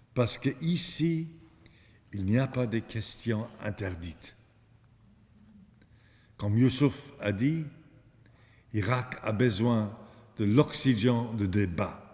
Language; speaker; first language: French; non-native, fluent; English